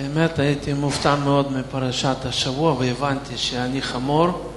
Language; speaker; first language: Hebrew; non-native, fluent; Russian